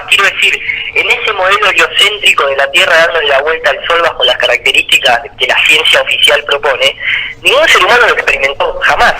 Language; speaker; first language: Spanish; native; Spanish